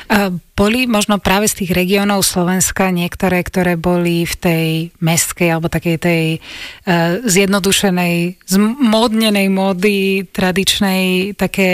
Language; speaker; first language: Slovak; native; Slovak